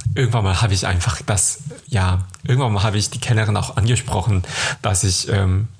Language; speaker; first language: German; non-native, fluent; Korean